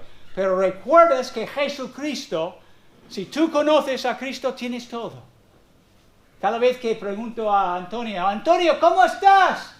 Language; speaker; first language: Spanish; non-native, fluent; English